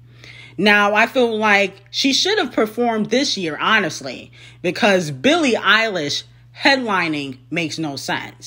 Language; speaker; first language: English; native; English